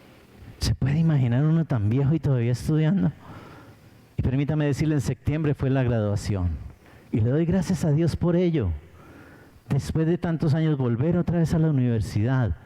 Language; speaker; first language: Spanish; native; Spanish